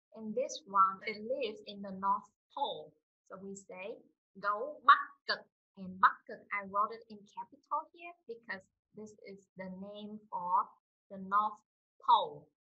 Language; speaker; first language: English; non-native, fluent; Vietnamese